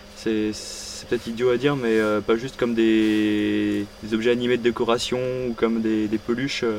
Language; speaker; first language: French; native; French